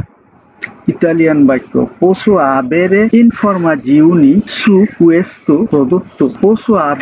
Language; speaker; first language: Italian; non-native, fluent; Bangla